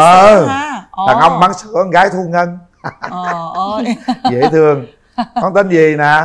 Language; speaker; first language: Vietnamese; native; Vietnamese